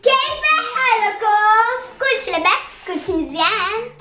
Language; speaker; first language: Italian; early bilingual, other home language; Arabic